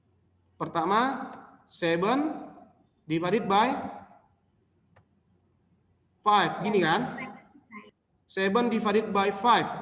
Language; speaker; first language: English; non-native, local second language; Indonesian